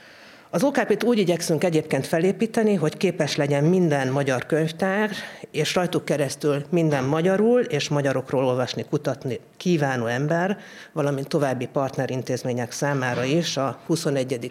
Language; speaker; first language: Hungarian; native; Hungarian